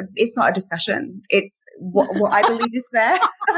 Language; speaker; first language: English; native; English